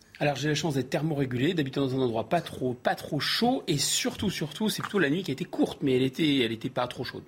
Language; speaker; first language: French; native; French